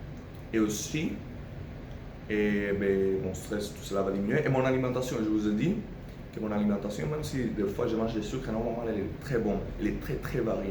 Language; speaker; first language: French; non-native, fluent; Spanish